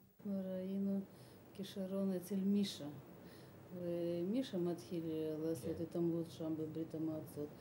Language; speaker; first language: Hebrew; non-native, learner; Russian